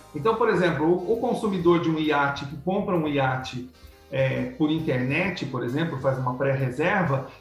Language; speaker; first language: Portuguese; native; Portuguese